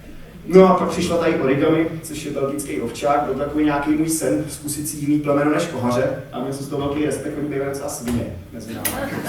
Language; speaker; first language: Czech; native; Czech